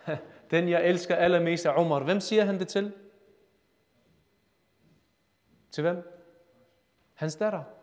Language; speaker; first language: Danish; early bilingual, other home language; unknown